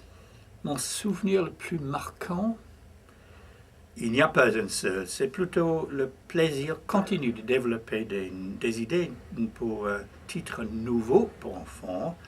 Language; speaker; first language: French; non-native, fluent; English